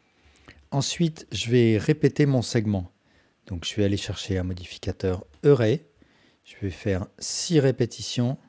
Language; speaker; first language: French; native; French